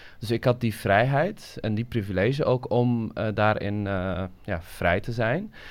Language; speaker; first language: Dutch; early bilingual, other home language; Somali